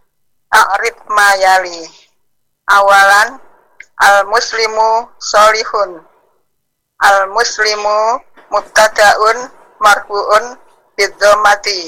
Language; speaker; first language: Arabic; non-native, learner; Indonesian